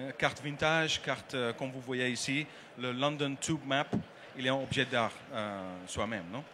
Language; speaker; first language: French; non-native, learner; Dutch